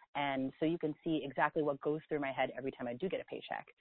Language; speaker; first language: English; native; English